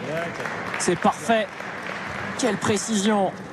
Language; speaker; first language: French; native; French